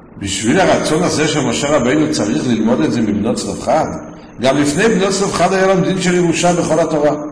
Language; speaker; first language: Hebrew; native; Hebrew